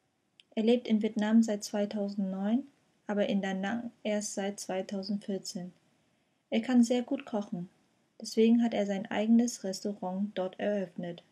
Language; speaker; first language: German; non-native, fluent; Vietnamese